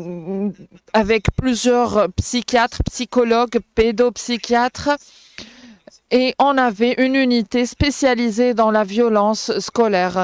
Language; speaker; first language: French; non-native, local second language; Arabic